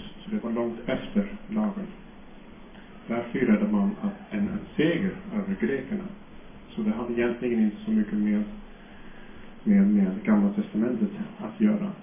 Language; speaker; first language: Swedish; non-native, fluent; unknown